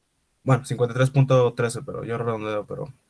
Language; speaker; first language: Spanish; native; Spanish